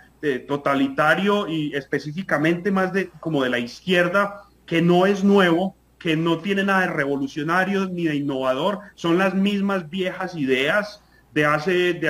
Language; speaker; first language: Spanish; native; Spanish